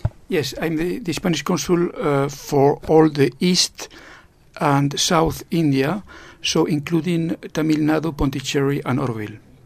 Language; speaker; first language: English; non-native, fluent; Spanish